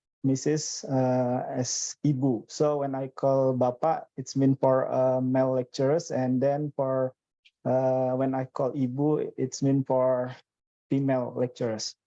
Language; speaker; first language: English; non-native, fluent; Indonesian